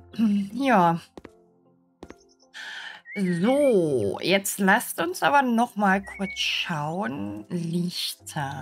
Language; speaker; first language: German; native; German